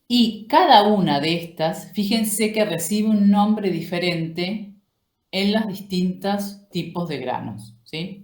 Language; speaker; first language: Spanish; native; Spanish